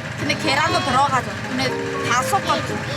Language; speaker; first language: Korean; non-native, fluent; Khmer